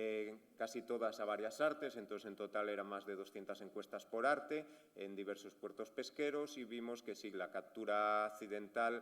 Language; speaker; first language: Spanish; native; Spanish